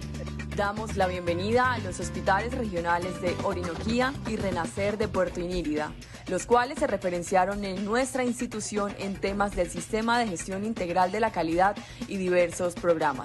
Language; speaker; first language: Spanish; native; Spanish